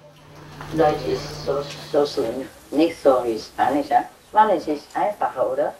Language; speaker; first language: German; non-native, learner; Vietnamese